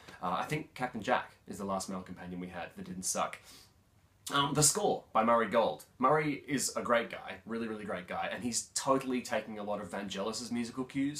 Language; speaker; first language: English; native; English